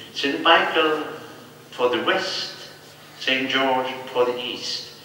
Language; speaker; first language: English; non-native, fluent; Maltese